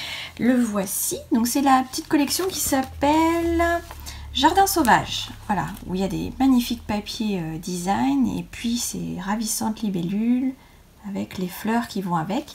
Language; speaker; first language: French; native; French